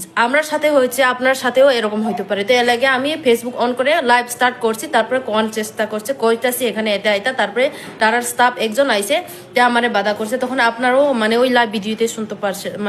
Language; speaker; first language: Bangla; non-native, local second language; Kok Borok